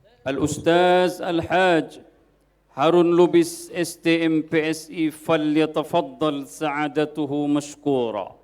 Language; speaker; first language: Arabic; non-native, fluent; Indonesian